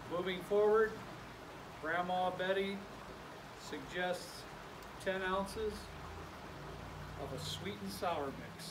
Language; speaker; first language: English; native; English